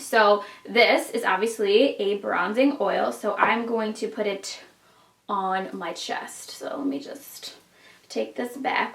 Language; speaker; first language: English; native; English